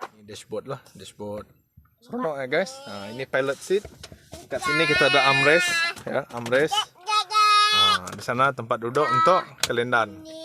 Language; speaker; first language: Malay; native; Malay